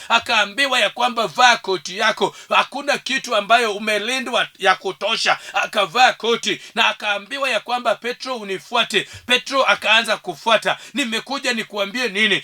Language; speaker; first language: Swahili; non-native, local second language; Luo (Kenya and Tanzania)